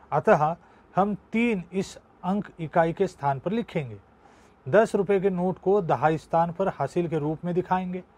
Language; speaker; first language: Hindi; non-native, local second language; Marathi